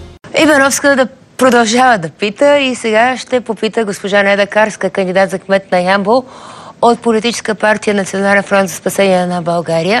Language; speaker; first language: Bulgarian; native; Bulgarian